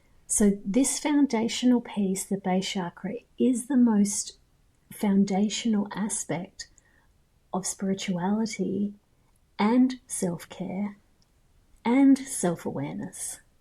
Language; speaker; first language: English; native; English